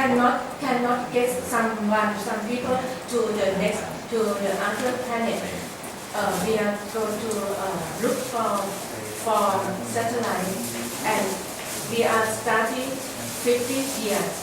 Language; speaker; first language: English; non-native, learner; Thai